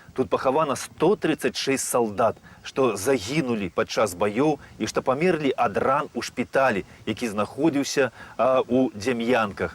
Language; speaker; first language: Belarusian; native; Belarusian